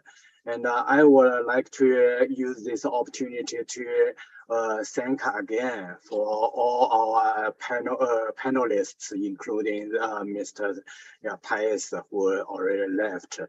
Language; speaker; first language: English; non-native, fluent; Chinese